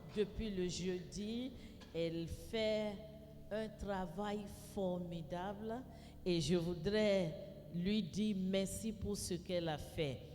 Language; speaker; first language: French; non-native, fluent; Yoruba